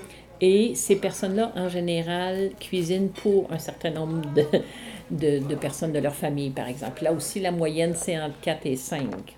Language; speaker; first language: French; native; French